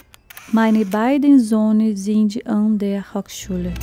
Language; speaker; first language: German; non-native, fluent; Portuguese